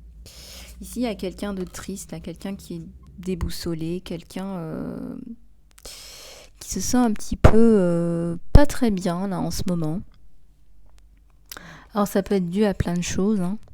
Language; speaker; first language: French; native; French